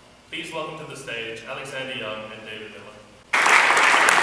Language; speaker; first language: English; native; English